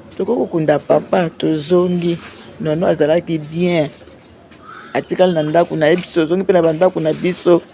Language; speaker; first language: Lingala; native; Lingala